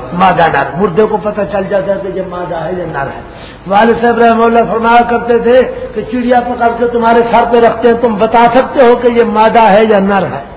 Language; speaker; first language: Urdu; non-native, local second language; Punjabi